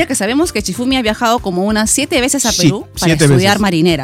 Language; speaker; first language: Spanish; native; Spanish